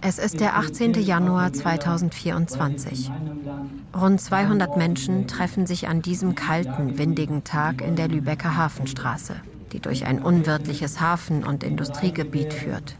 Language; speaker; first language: German; native; German